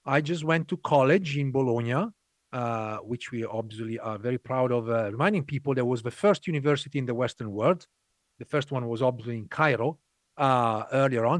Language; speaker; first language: English; non-native, fluent; Italian